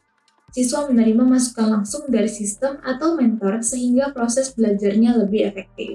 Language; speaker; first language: Indonesian; native; Indonesian